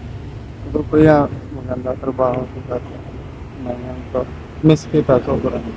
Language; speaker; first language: Filipino; non-native, learner; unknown